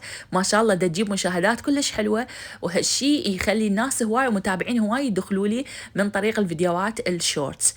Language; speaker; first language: Arabic; native; Arabic